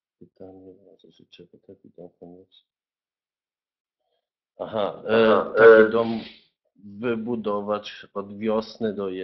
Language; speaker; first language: Polish; non-native, fluent; German